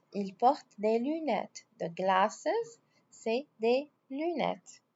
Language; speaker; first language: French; non-native, fluent; Arabic